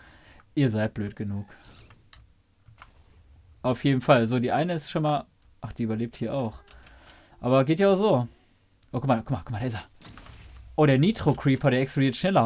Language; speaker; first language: German; native; German